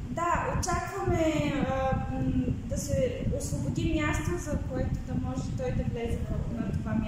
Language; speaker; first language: Bulgarian; native; Bulgarian